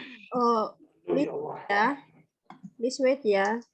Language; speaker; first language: English; non-native, fluent; Indonesian